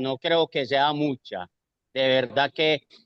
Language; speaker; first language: Spanish; native; Spanish